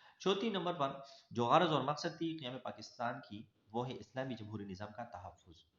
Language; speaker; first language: Urdu; non-native, local second language; Pashto